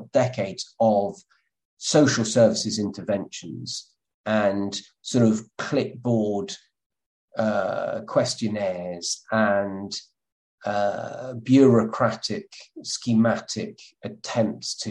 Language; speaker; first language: English; native; English